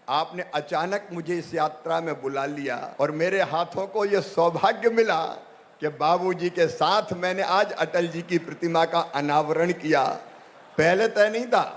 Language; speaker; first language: Hindi; native; Hindi